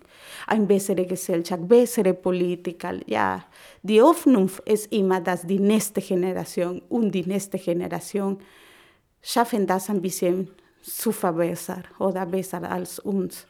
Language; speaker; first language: German; non-native, learner; Spanish